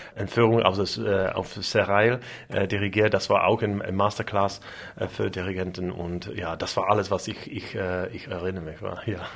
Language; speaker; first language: German; non-native, learner; Czech